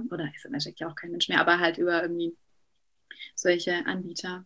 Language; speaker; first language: German; native; German